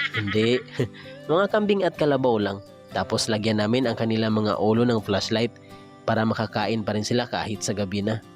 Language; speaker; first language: Filipino; non-native, local second language; Cebuano